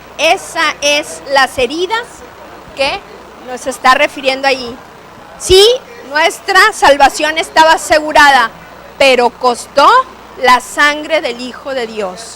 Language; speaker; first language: Spanish; native; Spanish